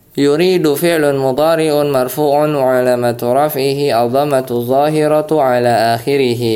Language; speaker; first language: Arabic; non-native, fluent; Indonesian